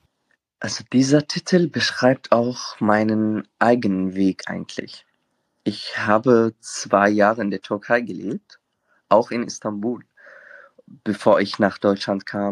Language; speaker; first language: German; non-native, fluent; Arabic